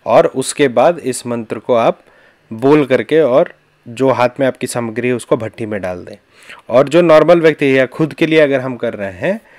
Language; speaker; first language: Hindi; native; Hindi